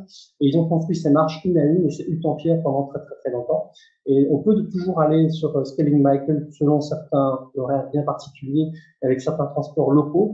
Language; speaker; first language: French; native; French